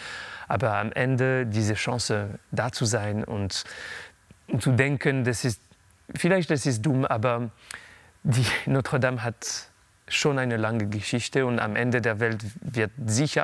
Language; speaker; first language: German; non-native, local second language; French